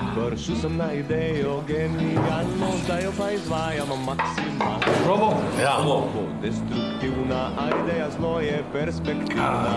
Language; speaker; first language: German; non-native, learner; Slovenian